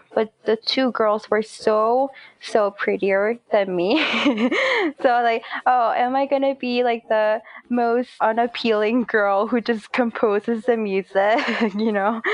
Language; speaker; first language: English; non-native, fluent; Korean